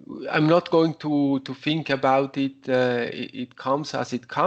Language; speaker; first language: English; non-native, learner; Italian